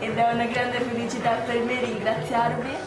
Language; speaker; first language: Italian; non-native, fluent; Malagasy